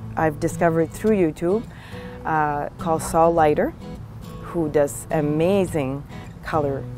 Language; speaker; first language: English; native; English